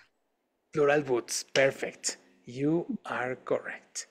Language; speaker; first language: English; non-native, fluent; Spanish